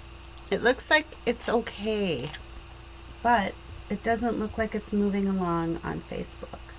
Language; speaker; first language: English; native; English